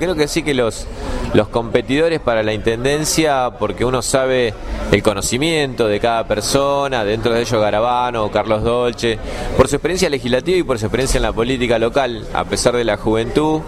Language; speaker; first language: Spanish; native; Spanish